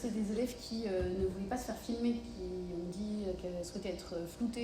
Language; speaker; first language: French; native; French